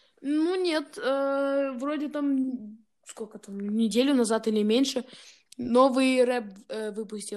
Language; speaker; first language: Russian; early bilingual, heritage; Russian